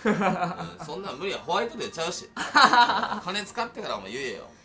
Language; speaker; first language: Japanese; native; Japanese